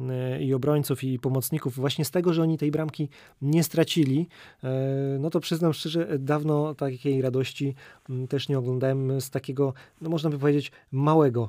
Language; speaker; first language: Polish; native; Polish